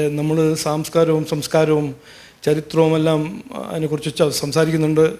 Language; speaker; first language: Malayalam; early bilingual, heritage; Malayalam